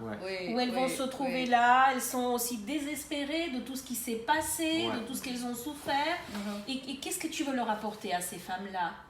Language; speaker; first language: French; native; French